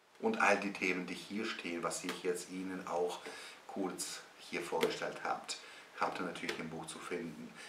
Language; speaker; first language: German; non-native, fluent; Russian